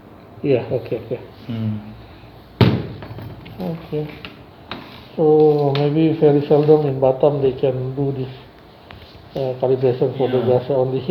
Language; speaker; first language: English; non-native, learner; Indonesian